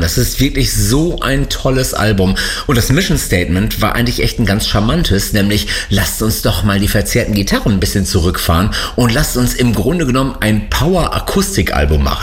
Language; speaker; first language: German; native; German